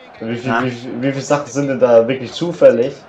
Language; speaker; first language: German; native; German